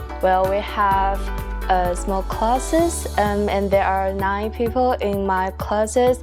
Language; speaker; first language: English; non-native, fluent; Chinese